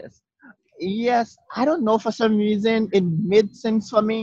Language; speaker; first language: English; non-native, fluent; Haitian Creole